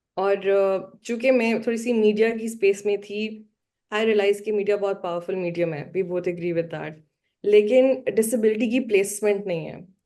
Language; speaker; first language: Urdu; native; Urdu